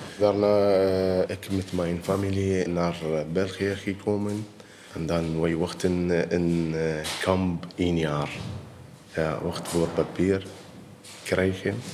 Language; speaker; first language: Dutch; non-native, learner; Arabic